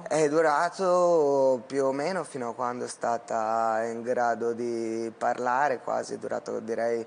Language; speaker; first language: Italian; native; Italian